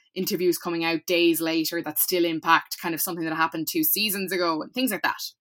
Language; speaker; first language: English; native; English